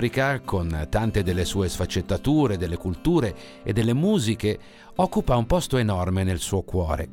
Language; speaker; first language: Italian; native; Italian